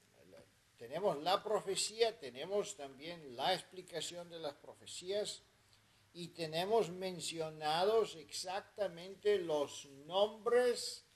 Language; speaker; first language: Spanish; non-native, fluent; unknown